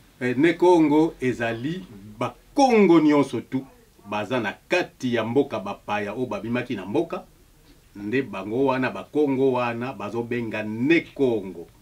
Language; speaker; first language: Lingala; non-native, local second language; Kongo